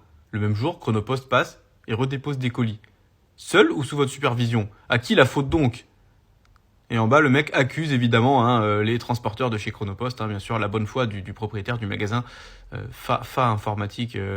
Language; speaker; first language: French; native; French